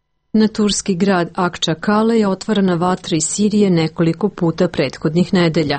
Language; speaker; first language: Serbian; native; Serbian